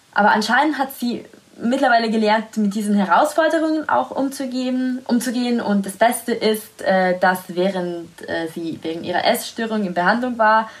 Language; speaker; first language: German; non-native, fluent; Italian